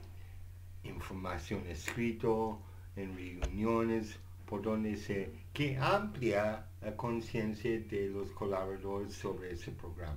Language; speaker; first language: Spanish; non-native, fluent; English